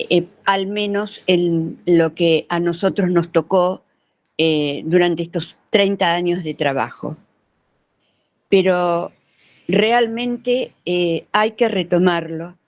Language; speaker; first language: Spanish; non-native, fluent; English